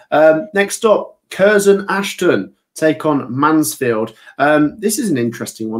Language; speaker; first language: English; native; English